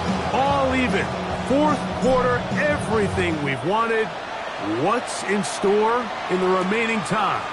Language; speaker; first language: English; native; English